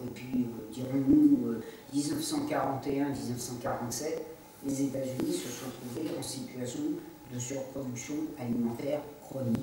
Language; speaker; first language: French; native; French